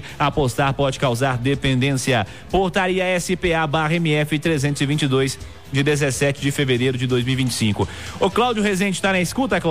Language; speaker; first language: Portuguese; native; Portuguese